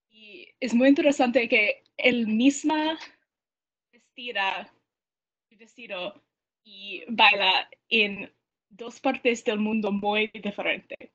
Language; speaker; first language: Spanish; non-native, learner; English